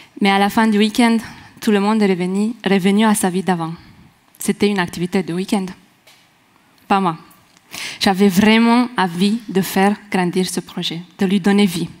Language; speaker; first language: French; non-native, fluent; Romanian